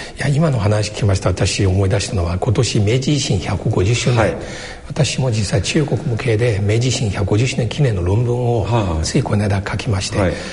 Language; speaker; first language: Japanese; non-native, fluent; Chinese